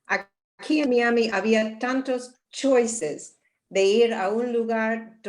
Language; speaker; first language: Spanish; non-native, learner; English